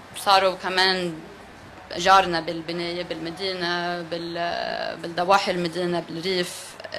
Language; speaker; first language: Arabic; non-native, fluent; Swedish